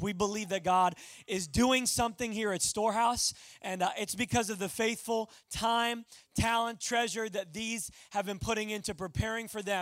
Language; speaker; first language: English; native; English